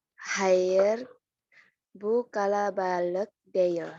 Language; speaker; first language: Turkish; non-native, learner; Indonesian